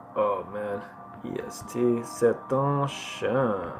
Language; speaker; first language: French; non-native, learner; English